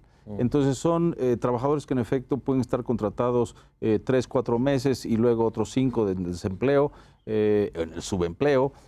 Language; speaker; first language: Spanish; native; Spanish